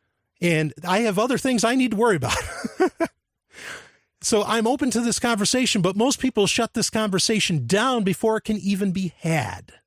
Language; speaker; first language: English; native; English